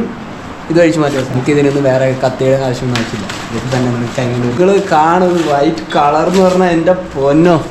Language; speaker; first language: Malayalam; native; Malayalam